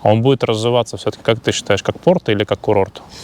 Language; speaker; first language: Russian; native; Russian